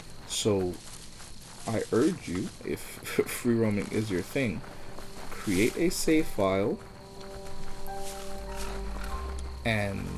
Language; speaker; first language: English; native; English